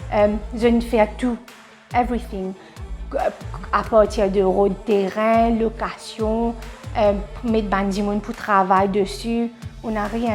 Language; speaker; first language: French; non-native, local second language; Morisyen